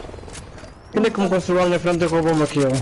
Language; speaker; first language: Portuguese; native; Portuguese